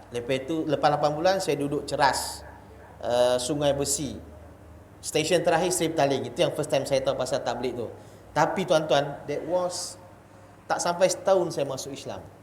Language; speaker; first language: Malay; non-native, local second language; Chinese